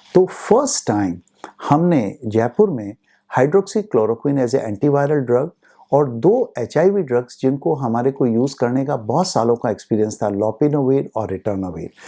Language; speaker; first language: Hindi; native; Hindi